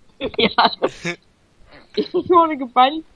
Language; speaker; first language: German; native; German